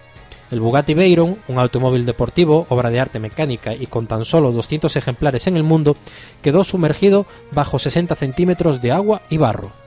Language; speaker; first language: Spanish; native; Spanish